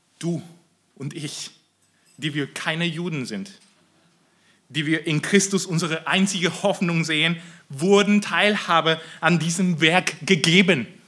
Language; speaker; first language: German; non-native, fluent; Spanish